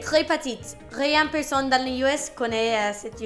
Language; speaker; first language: French; non-native, learner; English